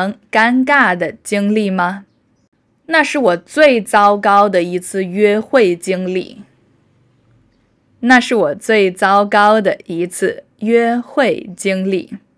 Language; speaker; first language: Chinese; native; Chinese